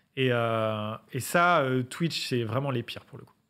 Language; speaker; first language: French; native; French